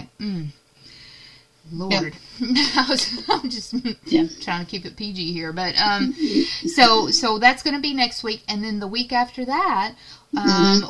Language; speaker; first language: English; native; English